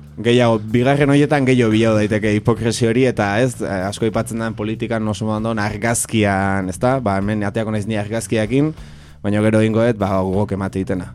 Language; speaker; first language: Basque; native; Basque